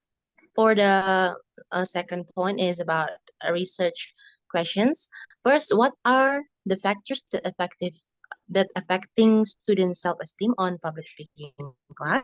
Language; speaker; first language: English; non-native, learner; Indonesian